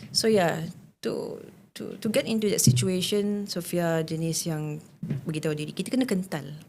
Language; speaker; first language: Malay; non-native, local second language; English